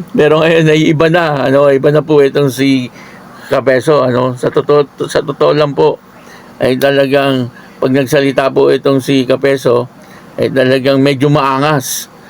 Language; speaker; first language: Filipino; native; Filipino